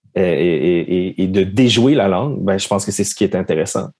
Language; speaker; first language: French; native; French